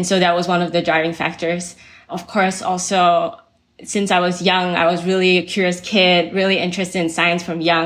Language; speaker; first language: English; native; English